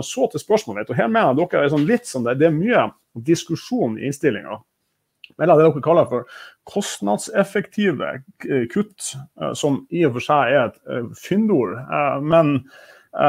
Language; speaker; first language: Norwegian; native; Norwegian